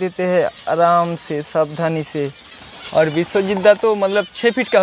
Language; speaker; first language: Hindi; non-native, local second language; Bangla